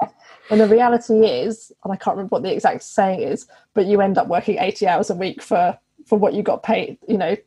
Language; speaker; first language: English; native; English